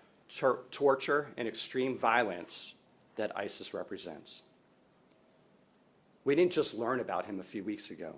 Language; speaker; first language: English; native; English